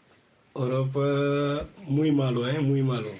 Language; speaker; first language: Spanish; non-native, learner; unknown